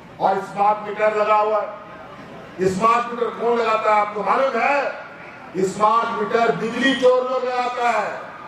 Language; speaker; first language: Hindi; non-native, local second language; Santali